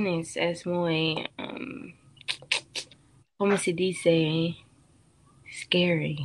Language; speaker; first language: Spanish; non-native, learner; English